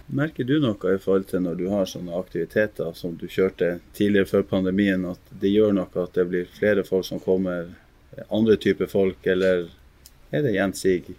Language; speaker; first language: Norwegian; native; Norwegian